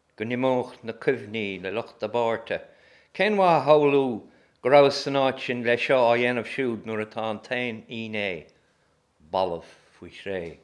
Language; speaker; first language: Irish; native; Irish